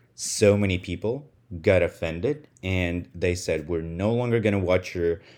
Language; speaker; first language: English; non-native, fluent; Russian